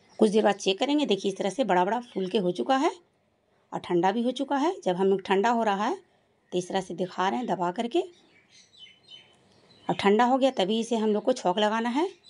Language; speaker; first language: Hindi; native; Hindi